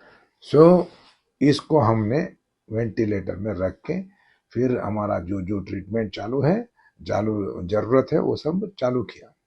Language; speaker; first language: Hindi; non-native, local second language; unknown